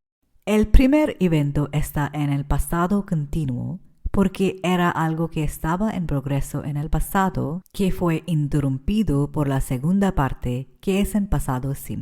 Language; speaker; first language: Spanish; non-native, fluent; English